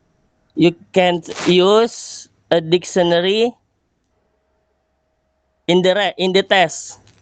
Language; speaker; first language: English; non-native, learner; Indonesian